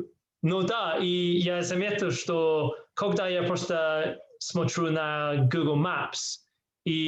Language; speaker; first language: Russian; non-native, learner; English